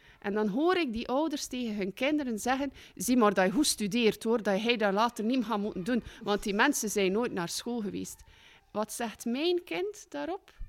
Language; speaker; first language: Dutch; native; Dutch